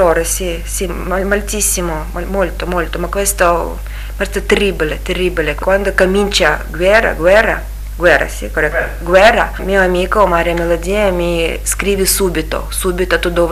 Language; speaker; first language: Italian; non-native, learner; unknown